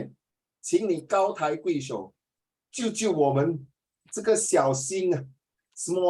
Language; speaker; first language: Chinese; native; Chinese